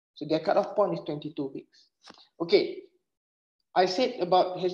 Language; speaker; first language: English; non-native, local second language; Malay